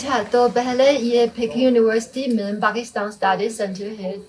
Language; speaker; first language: Hindi; non-native, fluent; Chinese